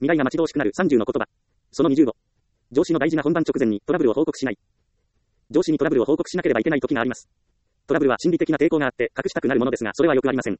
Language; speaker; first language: Japanese; native; Japanese